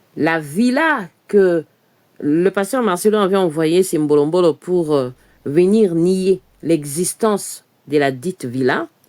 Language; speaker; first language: French; non-native, local second language; Lingala